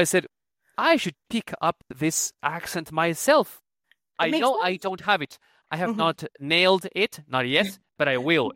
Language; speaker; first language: English; non-native, fluent; Spanish